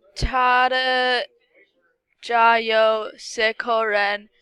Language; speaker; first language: Chinese; non-native, learner; English